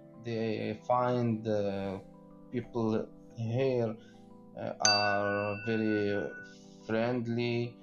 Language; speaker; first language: English; non-native, learner; Arabic